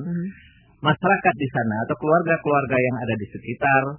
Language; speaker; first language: Indonesian; non-native, local second language; Javanese